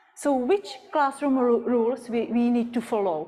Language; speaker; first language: English; non-native, fluent; Czech